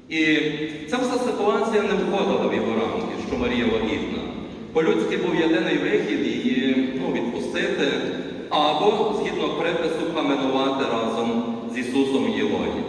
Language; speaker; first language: Ukrainian; native; Ukrainian